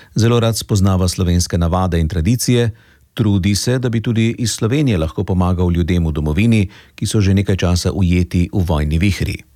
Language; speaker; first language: Slovenian; native; Slovenian